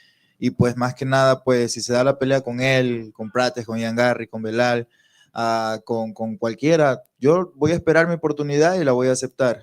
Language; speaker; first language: Spanish; native; Spanish